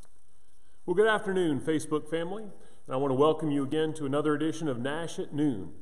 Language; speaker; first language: English; native; English